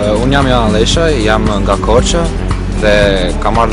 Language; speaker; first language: Albanian; native; Albanian